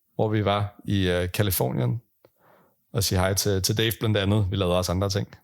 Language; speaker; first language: Danish; native; Danish